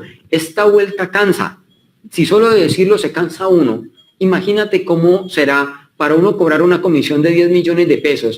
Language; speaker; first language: Spanish; native; Spanish